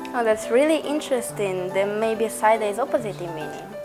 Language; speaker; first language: English; non-native, fluent; Kazakh